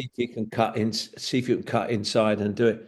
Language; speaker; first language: English; native; English